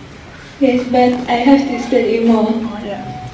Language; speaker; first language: English; non-native, learner; Japanese